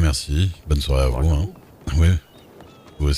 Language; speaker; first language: French; native; French